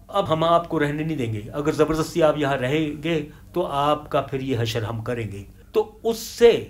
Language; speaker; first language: Hindi; non-native, local second language; Punjabi